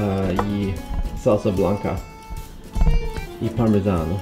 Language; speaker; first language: Spanish; non-native, learner; English